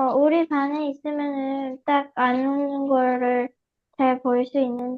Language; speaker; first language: Korean; early bilingual, heritage; Korean